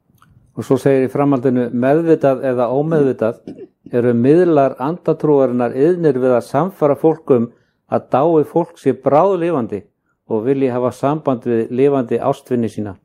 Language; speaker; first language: Icelandic; native; Icelandic